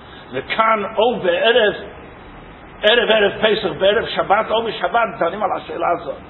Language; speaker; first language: Hebrew; non-native, fluent; English